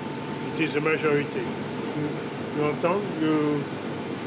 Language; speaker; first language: English; non-native, learner; French